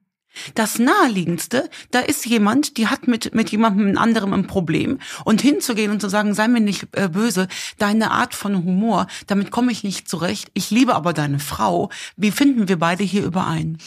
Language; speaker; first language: German; native; German